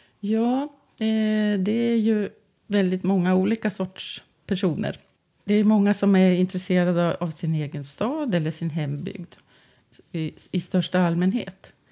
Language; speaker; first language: Swedish; native; Swedish